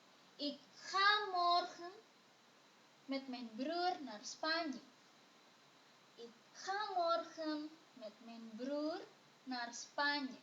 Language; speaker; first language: Dutch; non-native, fluent; Indonesian